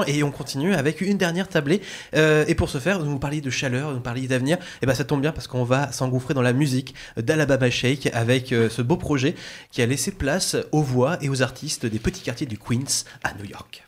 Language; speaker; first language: French; native; French